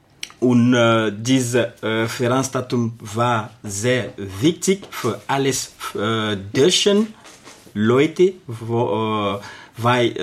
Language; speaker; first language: German; non-native, learner; Arabic